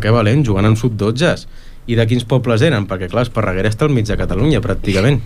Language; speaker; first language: Catalan; native; Catalan